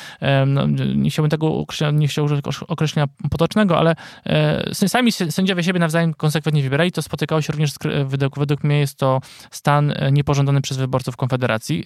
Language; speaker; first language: Polish; native; Polish